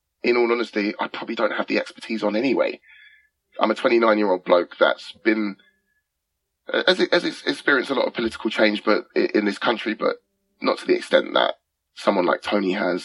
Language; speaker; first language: English; native; English